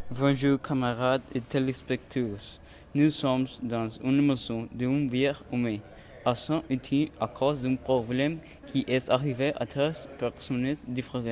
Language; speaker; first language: French; non-native, learner; Spanish